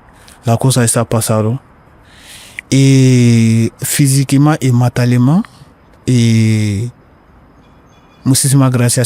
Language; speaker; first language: Spanish; non-native, learner; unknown